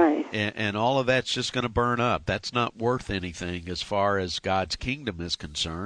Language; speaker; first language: English; native; English